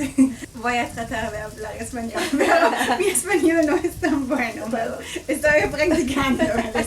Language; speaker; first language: Spanish; non-native, learner; English